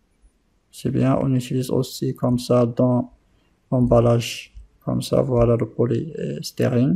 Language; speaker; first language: French; non-native, local second language; Arabic